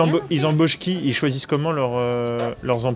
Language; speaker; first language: French; native; French